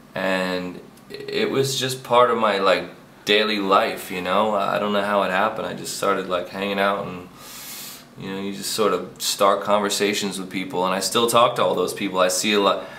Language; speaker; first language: English; native; English